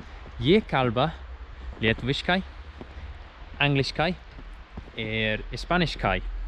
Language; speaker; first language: Lithuanian; non-native, learner; English